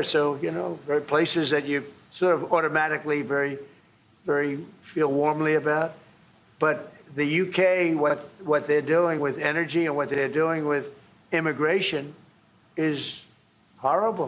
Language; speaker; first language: English; native; English